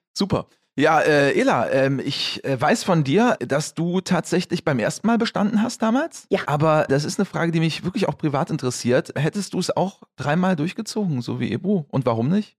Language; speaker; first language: German; native; German